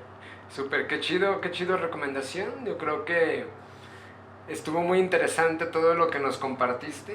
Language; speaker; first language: Spanish; native; Spanish